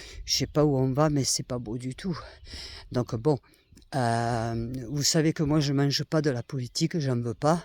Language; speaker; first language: French; native; French